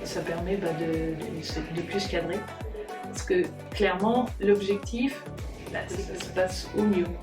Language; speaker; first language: French; native; French